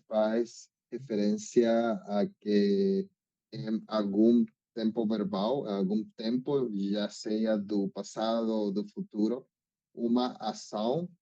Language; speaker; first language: Portuguese; non-native, learner; Spanish